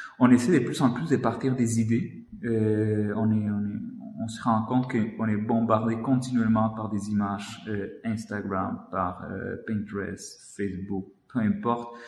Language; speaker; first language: French; non-native, fluent; Spanish